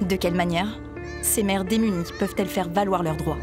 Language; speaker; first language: French; native; French